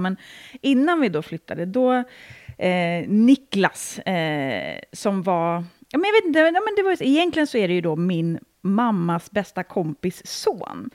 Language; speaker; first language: Swedish; native; Swedish